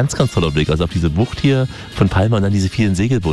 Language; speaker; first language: German; native; German